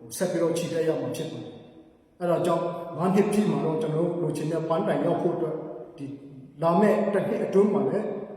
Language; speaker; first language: Burmese; non-native, local second language; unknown